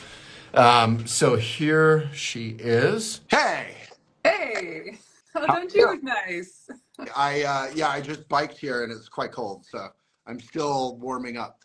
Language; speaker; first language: English; native; English